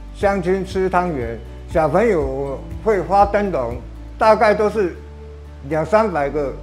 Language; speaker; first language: Chinese; native; Chinese